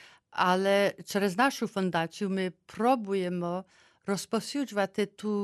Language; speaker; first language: Ukrainian; early bilingual, heritage; Ukrainian